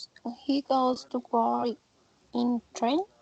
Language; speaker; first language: English; non-native, learner; Spanish